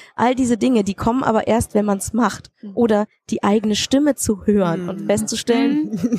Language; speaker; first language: German; native; German